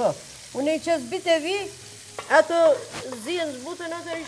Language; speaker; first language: Albanian; native; Albanian